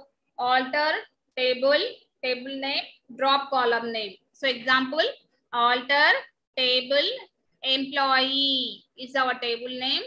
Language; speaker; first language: English; non-native, local second language; Telugu